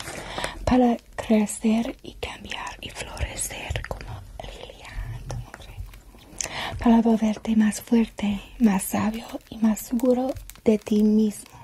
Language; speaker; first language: Spanish; non-native, learner; English